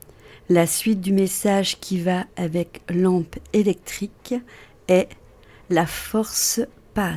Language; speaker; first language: French; native; French